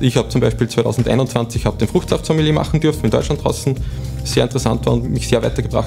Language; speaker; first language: German; native; German